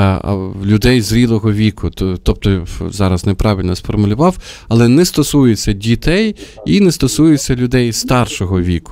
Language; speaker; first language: Ukrainian; native; Ukrainian